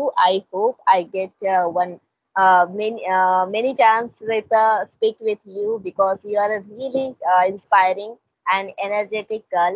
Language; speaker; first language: English; non-native, local second language; Hindi